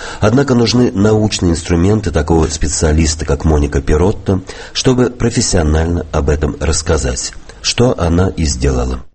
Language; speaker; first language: Russian; native; Russian